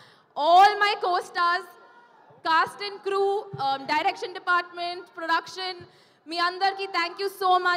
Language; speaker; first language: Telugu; non-native, fluent; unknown